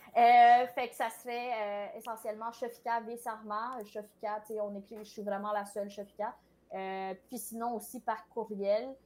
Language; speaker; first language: French; early bilingual, other home language; Tamil